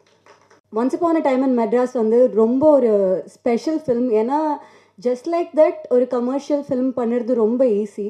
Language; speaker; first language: Tamil; native; Tamil